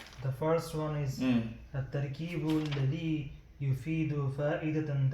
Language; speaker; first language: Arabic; non-native, learner; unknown